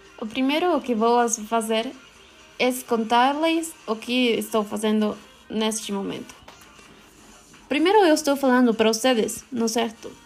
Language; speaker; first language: Portuguese; non-native, learner; Spanish